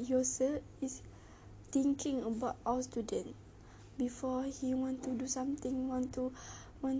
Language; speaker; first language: English; non-native, learner; Malay